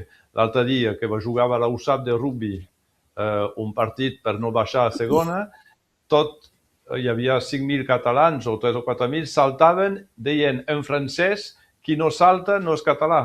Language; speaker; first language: Catalan; early bilingual, heritage; French